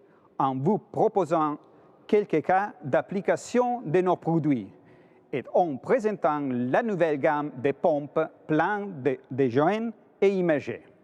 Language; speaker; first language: French; non-native, fluent; Italian